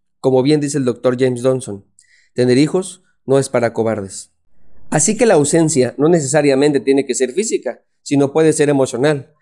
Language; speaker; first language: Spanish; native; Spanish